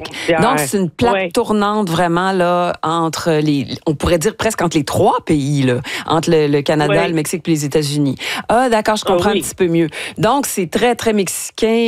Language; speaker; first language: French; native; French